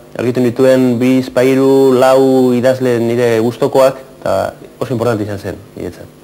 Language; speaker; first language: Basque; non-native, local second language; Spanish